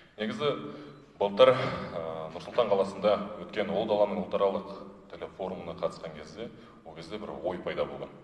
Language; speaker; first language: Kazakh; non-native, local second language; Russian